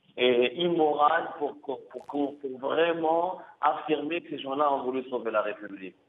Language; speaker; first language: French; non-native, local second language; Arabic